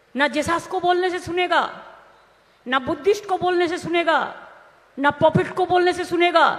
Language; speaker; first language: Hindi; non-native, local second language; Bangla